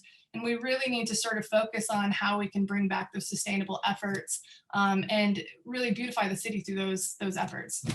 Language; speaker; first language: English; native; English